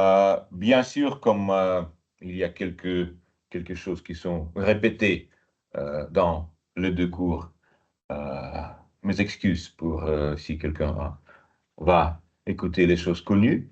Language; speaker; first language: French; non-native, fluent; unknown